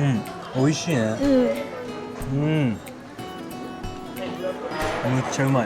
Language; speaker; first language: Japanese; native; Japanese